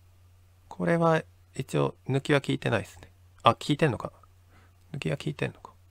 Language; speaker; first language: Japanese; native; Japanese